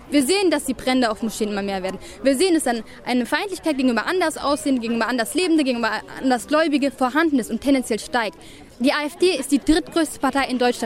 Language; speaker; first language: German; native; German